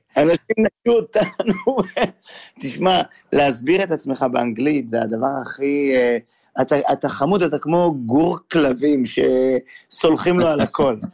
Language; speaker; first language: Hebrew; native; Hebrew